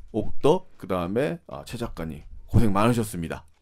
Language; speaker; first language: Korean; native; Korean